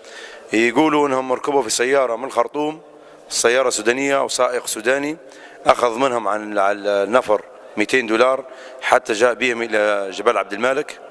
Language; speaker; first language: Arabic; native; Arabic